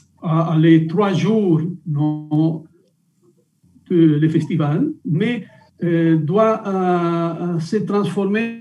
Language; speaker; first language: French; non-native, fluent; Italian